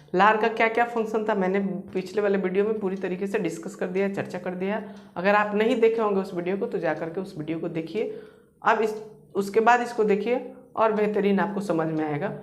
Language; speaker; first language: Hindi; native; Hindi